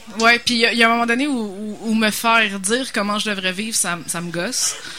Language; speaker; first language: French; native; French